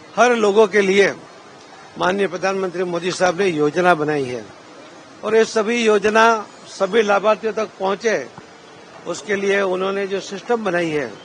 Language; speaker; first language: Hindi; non-native, local second language; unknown